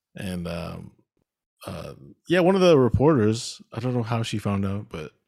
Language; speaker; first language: English; early bilingual, other home language; Filipino